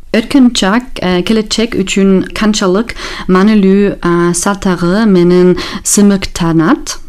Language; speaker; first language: Kyrgyz; non-native, learner; German